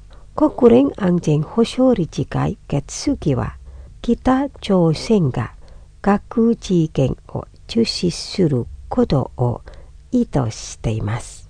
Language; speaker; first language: Japanese; non-native, fluent; Indonesian